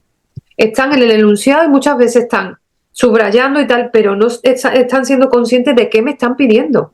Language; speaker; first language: Spanish; native; Spanish